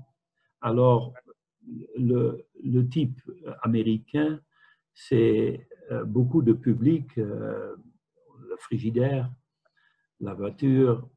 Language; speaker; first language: French; non-native, fluent; Dutch